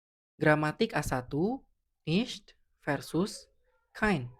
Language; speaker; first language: German; non-native, fluent; Indonesian